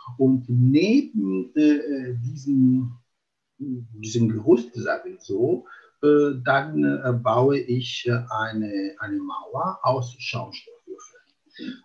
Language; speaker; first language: German; non-native, fluent; Italian